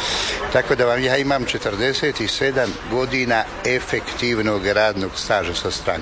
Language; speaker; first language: Serbian; native; Serbian